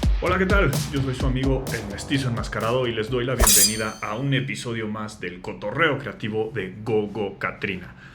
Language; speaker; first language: Spanish; native; Spanish